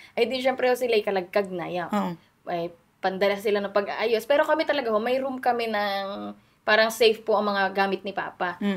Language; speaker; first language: Filipino; native; Filipino